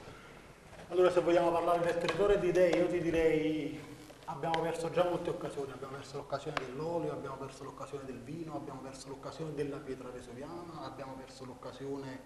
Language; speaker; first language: Italian; native; Italian